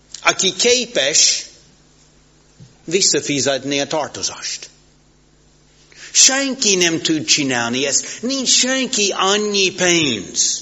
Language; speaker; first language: Hungarian; non-native, fluent; English